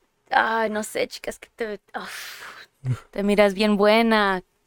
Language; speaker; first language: Spanish; non-native, fluent; English